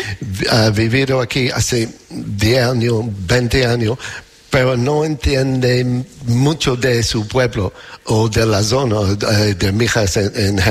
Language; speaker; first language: Spanish; non-native, fluent; English